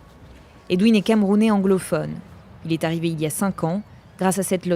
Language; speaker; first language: French; native; French